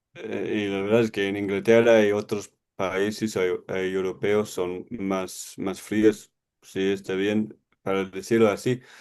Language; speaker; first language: Spanish; non-native, learner; English